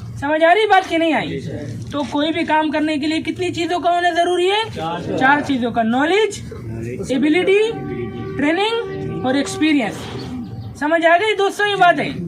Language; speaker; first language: Urdu; native; Urdu